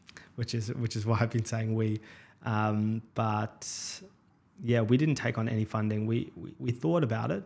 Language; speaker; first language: English; native; English